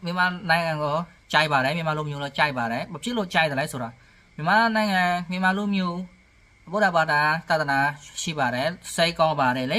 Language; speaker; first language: Burmese; non-native, learner; Khmer